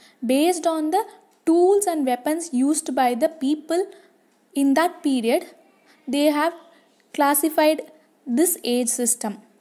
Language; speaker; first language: English; non-native, local second language; Tamil